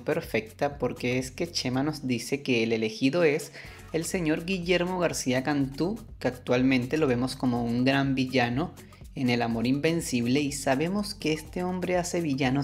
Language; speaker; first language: Spanish; native; Spanish